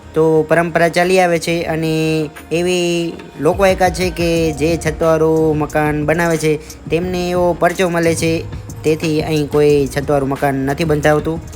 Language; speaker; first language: Gujarati; native; Gujarati